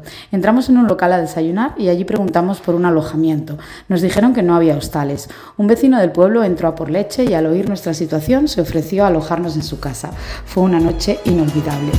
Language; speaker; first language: Spanish; native; Spanish